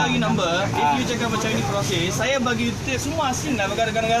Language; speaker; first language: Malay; non-native, fluent; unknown